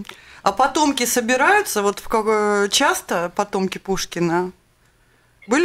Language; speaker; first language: Russian; native; Russian